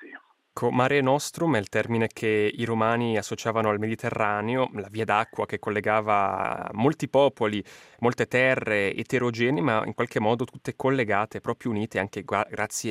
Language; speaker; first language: Italian; native; Italian